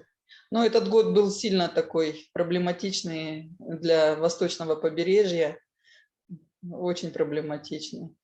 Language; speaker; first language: Russian; native; Russian